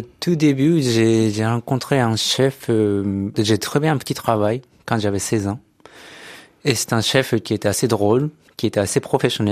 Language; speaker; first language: French; non-native, fluent; Japanese